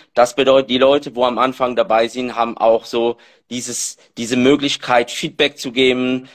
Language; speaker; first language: German; non-native, fluent; French